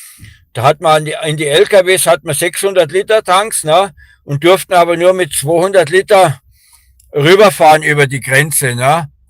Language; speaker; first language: German; native; German